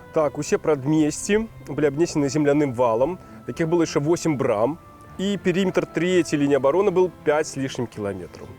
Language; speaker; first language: Belarusian; non-native, local second language; Russian